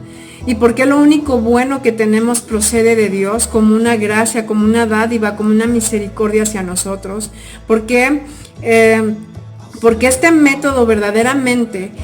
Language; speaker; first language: Spanish; native; Spanish